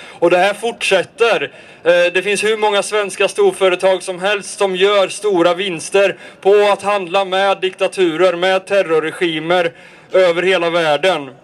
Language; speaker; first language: Swedish; native; Swedish